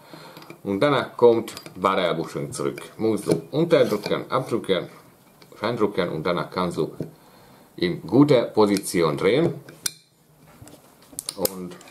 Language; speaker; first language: German; non-native, learner; Hungarian